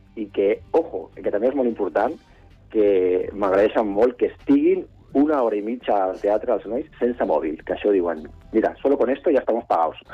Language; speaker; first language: Catalan; non-native, local second language; Spanish